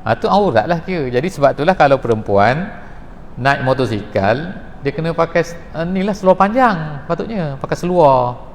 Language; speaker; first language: Malay; native; Malay